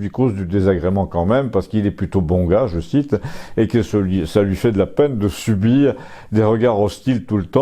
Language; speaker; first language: French; native; French